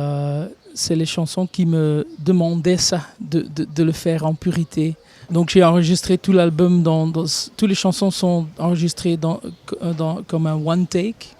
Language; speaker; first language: French; non-native, local second language; Dutch